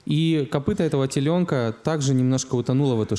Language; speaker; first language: Russian; native; Russian